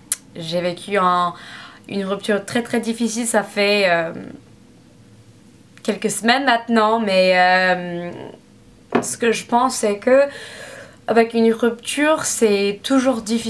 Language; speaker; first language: French; non-native, learner; English